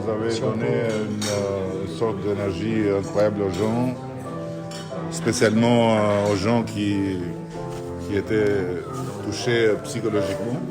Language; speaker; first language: French; non-native, fluent; Albanian